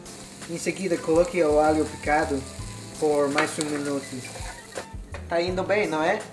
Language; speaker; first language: Portuguese; non-native, learner; English